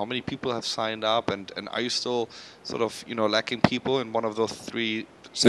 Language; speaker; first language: English; non-native, fluent; German